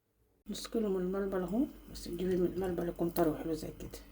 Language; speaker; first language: Arabic; native; Arabic